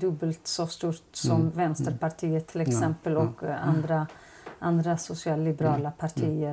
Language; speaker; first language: Swedish; non-native, fluent; Kurdish